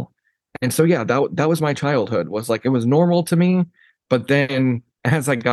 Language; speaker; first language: English; native; English